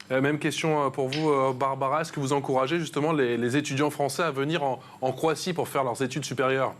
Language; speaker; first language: French; native; French